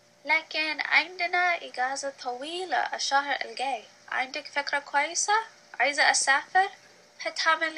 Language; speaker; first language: Arabic; non-native, learner; English